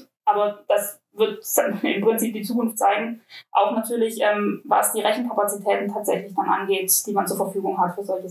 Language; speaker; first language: German; native; German